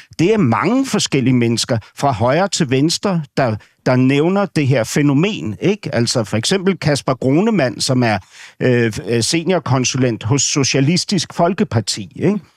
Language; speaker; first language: Danish; native; Danish